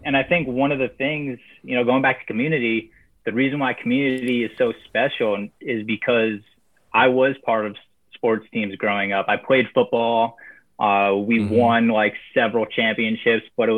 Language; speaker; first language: English; native; English